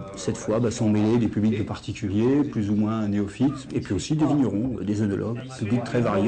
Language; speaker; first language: French; native; French